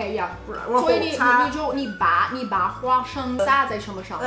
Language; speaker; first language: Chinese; non-native, fluent; English